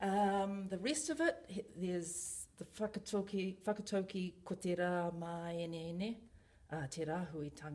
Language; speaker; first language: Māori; non-native, local second language; English